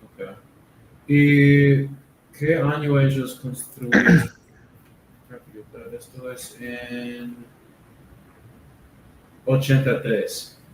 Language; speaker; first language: Spanish; non-native, learner; English